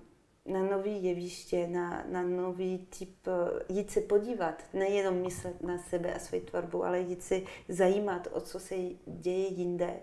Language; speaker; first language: Czech; non-native, fluent; French